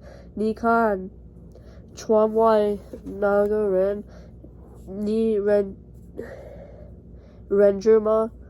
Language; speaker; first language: Chinese; non-native, learner; English